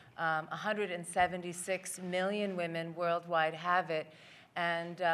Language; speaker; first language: English; native; English